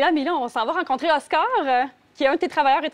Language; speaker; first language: French; native; French